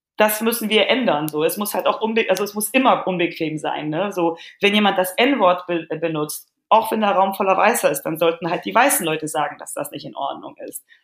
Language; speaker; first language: German; early bilingual, other home language; Polish